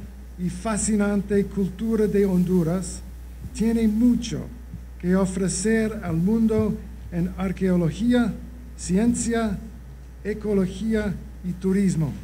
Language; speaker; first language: Spanish; non-native, learner; English